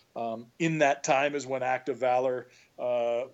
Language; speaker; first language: English; native; English